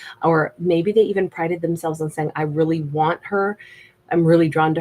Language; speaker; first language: English; native; English